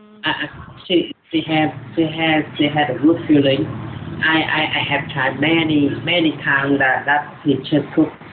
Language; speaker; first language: English; non-native, learner; Vietnamese